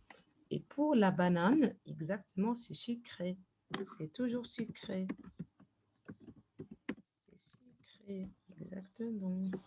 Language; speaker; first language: French; non-native, fluent; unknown